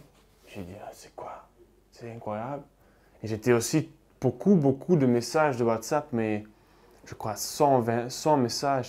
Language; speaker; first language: French; non-native, local second language; Dutch